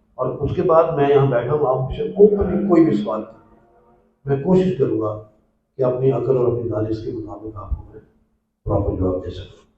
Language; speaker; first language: Urdu; non-native, local second language; Punjabi